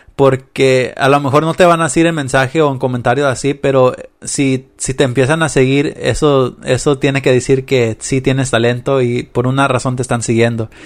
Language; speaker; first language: Spanish; early bilingual, heritage; Spanish